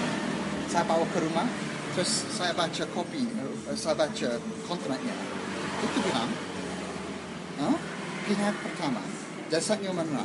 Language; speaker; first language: Indonesian; non-native, learner; English